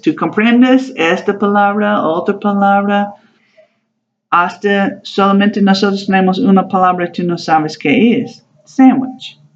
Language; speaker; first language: Spanish; non-native, learner; English